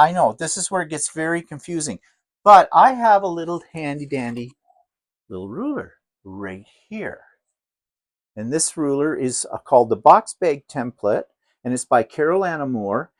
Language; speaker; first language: English; native; English